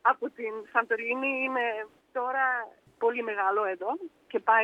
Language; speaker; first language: Greek; early bilingual, heritage; Danish